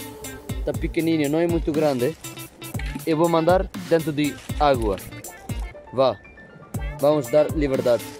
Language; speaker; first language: Portuguese; non-native, learner; Bangla